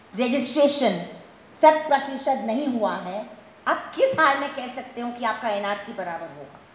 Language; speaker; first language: Hindi; non-native, local second language; Gujarati